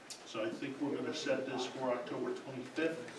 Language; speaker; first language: English; native; English